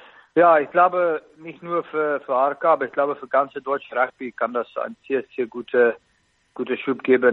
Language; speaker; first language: German; non-native, fluent; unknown